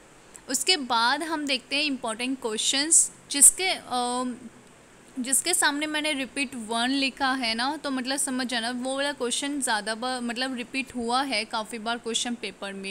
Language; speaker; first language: Hindi; native; Hindi